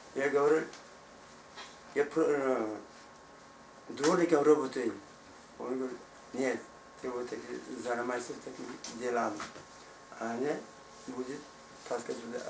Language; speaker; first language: Russian; non-native, learner; Tajik